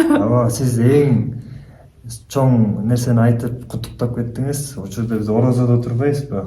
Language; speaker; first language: Kyrgyz; native; Kyrgyz